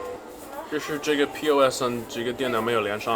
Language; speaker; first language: Chinese; non-native, fluent; English